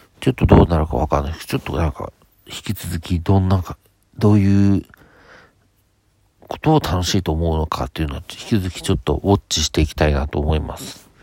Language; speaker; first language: Japanese; native; Japanese